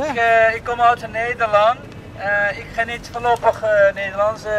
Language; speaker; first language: Dutch; non-native, fluent; Rohingya